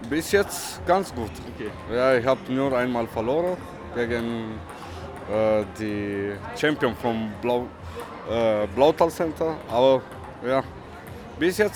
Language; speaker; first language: German; non-native, learner; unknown